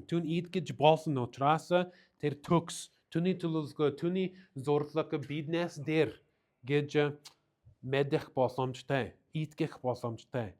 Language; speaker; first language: Mongolian; non-native, learner; English